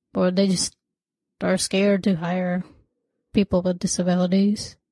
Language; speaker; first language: English; non-native, local second language; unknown